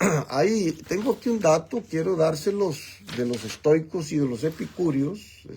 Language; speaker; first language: Spanish; native; Spanish